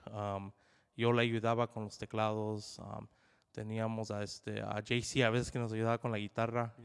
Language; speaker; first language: Spanish; early bilingual, heritage; Spanish